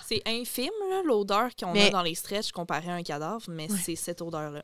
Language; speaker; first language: French; native; French